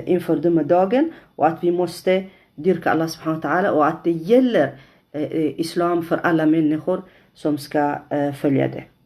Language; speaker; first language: Swedish; non-native, fluent; Arabic